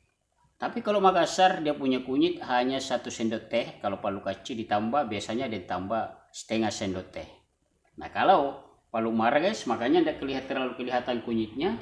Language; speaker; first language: Indonesian; non-native, local second language; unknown